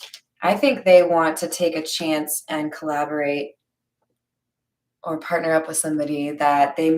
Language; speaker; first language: English; native; English